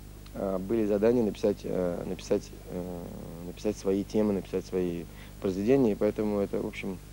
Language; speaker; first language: Russian; native; Russian